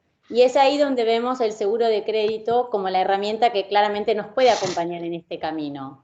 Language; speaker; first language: Spanish; native; Spanish